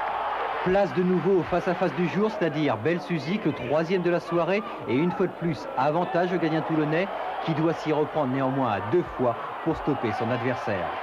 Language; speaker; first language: French; native; French